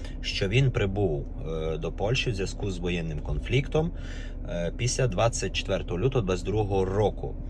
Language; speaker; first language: Ukrainian; native; Ukrainian